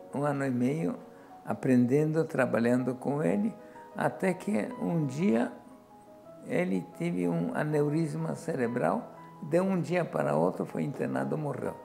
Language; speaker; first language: Portuguese; non-native, fluent; Polish